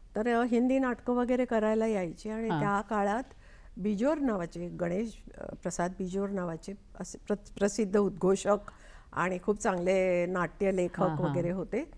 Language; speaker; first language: Marathi; non-native, local second language; Konkani